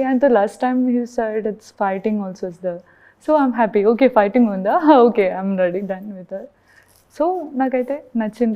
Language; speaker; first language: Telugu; non-native, learner; Malayalam